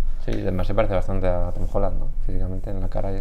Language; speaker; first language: Spanish; native; Spanish